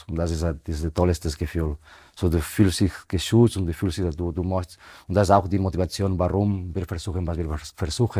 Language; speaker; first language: German; non-native, fluent; Spanish